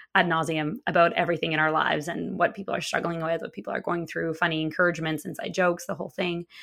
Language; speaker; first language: English; early bilingual, other home language; Russian